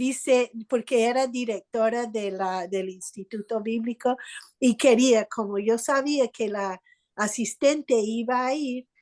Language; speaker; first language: Spanish; non-native, fluent; English